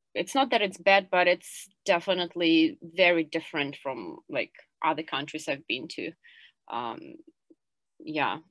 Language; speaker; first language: English; non-native, fluent; Ukrainian